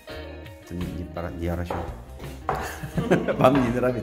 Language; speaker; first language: Russian; non-native, learner; Korean